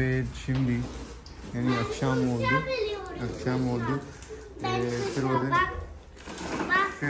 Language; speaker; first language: Turkish; non-native, learner; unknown